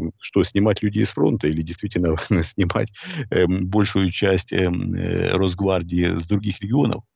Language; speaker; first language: Russian; native; Russian